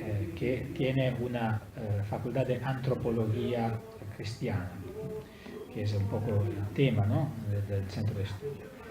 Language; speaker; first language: Spanish; non-native, fluent; Italian